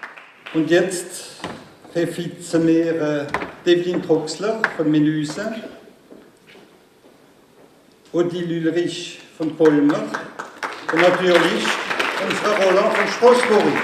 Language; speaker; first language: German; non-native, local second language; Swiss German